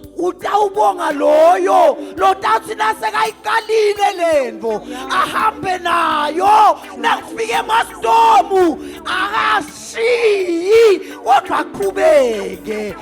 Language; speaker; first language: Zulu; non-native, local second language; Swati